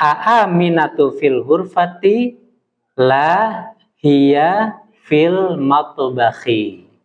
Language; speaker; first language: Arabic; non-native, fluent; Indonesian